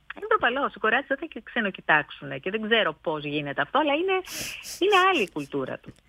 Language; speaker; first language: Greek; native; Greek